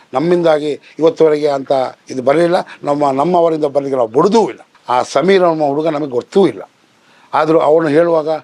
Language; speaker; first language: Kannada; non-native, local second language; Baluchi